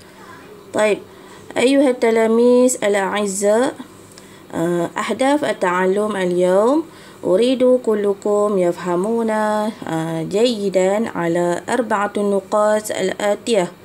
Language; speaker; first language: Arabic; non-native, fluent; Malay